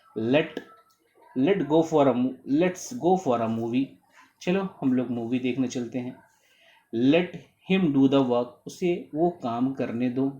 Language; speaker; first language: Hindi; native; Hindi